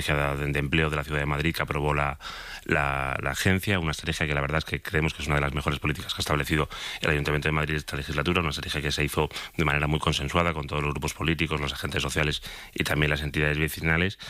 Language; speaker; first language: Spanish; native; Spanish